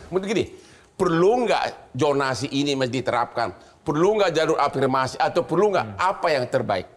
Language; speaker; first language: Indonesian; native; Indonesian